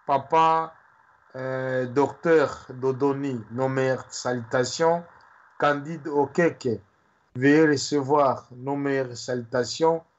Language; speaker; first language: French; non-native, local second language; Swahili